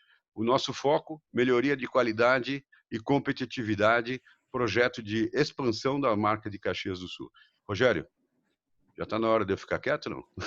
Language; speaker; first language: Portuguese; native; Portuguese